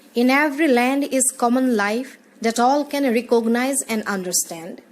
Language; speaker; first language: English; non-native, local second language; Assamese